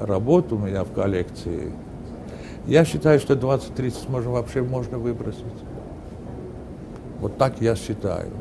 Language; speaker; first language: Russian; non-native, fluent; Armenian